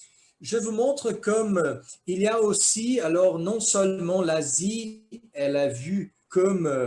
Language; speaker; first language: French; non-native, fluent; Portuguese